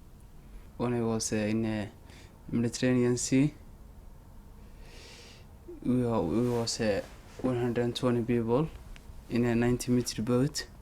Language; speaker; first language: English; non-native, learner; Somali